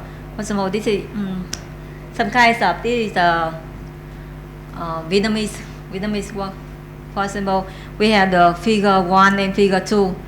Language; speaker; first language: English; non-native, learner; Vietnamese